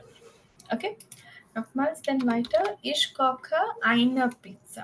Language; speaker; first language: German; non-native, fluent; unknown